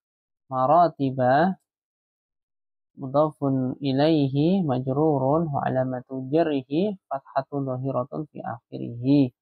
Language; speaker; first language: Arabic; non-native, fluent; Indonesian